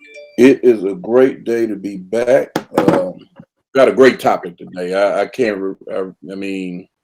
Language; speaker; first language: English; native; English